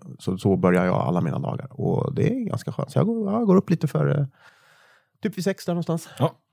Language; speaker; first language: Swedish; native; Swedish